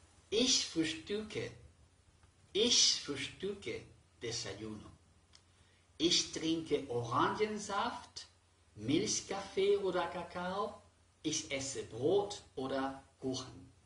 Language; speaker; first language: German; non-native, fluent; Spanish